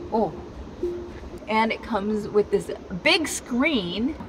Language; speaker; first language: English; early bilingual, other home language; Japanese